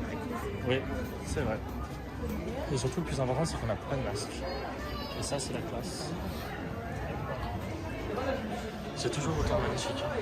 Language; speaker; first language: French; native; French